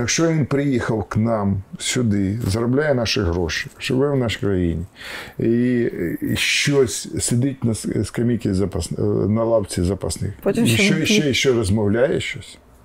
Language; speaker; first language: Ukrainian; non-native, local second language; Russian